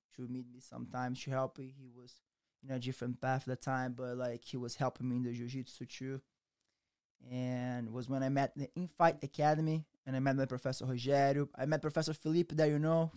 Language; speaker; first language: English; non-native, learner; Portuguese